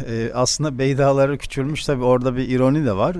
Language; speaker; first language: Turkish; native; Turkish